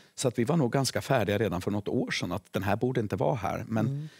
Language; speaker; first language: Swedish; native; Swedish